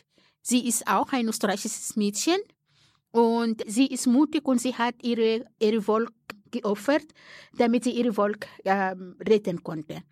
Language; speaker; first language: German; non-native, fluent; Arabic